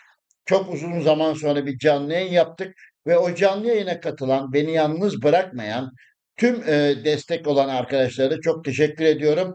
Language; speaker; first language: Turkish; native; Turkish